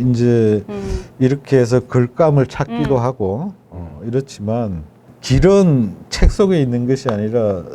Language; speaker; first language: Korean; native; Korean